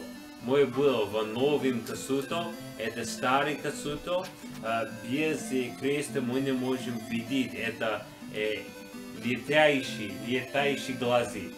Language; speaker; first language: Russian; non-native, learner; English